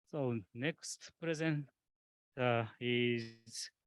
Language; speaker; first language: English; non-native, learner; Japanese